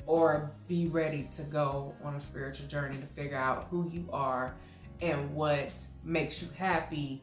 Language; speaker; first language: English; native; English